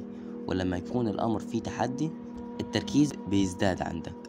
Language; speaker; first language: Arabic; native; Arabic